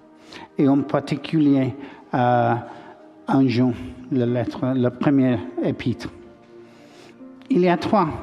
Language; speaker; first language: French; non-native, learner; English